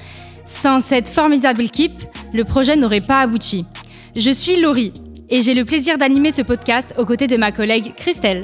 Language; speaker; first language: French; native; French